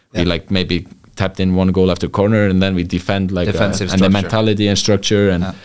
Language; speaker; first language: English; non-native, fluent; Icelandic